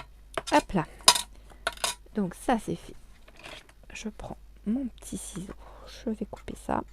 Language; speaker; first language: French; native; French